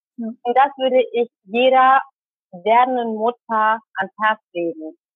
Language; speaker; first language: German; early bilingual, other home language; Tamil